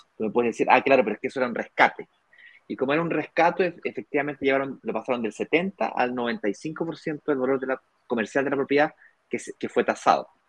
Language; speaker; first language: Spanish; native; Spanish